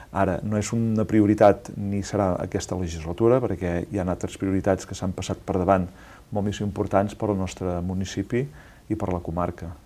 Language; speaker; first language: Catalan; native; Catalan